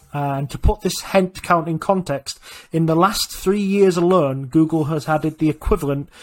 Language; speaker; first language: English; native; English